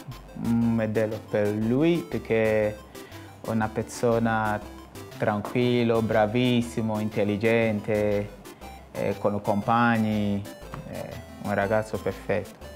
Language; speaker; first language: Italian; non-native, fluent; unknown